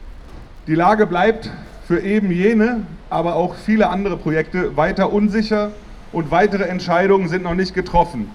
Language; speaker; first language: German; native; German